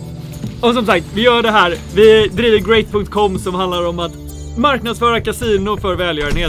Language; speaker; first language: Swedish; native; Swedish